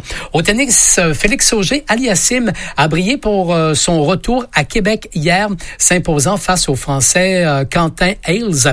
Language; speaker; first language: French; native; French